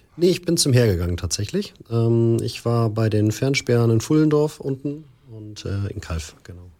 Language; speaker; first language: German; native; German